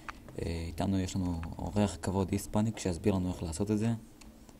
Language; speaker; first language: Hebrew; native; Hebrew